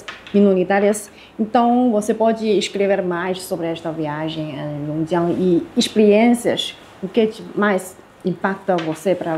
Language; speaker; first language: Portuguese; non-native, fluent; Chinese